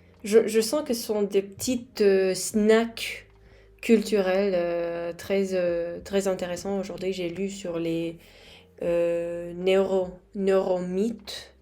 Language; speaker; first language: French; non-native, fluent; Spanish